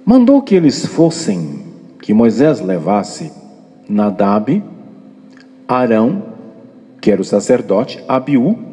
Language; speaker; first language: Portuguese; native; Portuguese